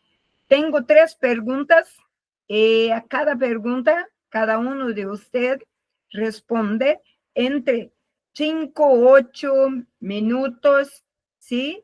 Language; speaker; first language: Spanish; non-native, learner; Portuguese